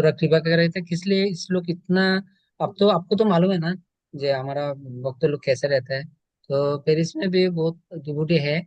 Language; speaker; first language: Hindi; non-native, learner; Bangla